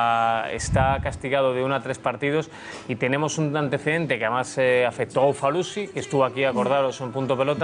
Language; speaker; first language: Spanish; native; Spanish